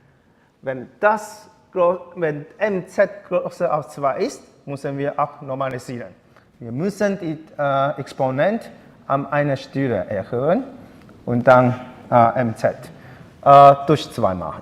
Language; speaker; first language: German; non-native, learner; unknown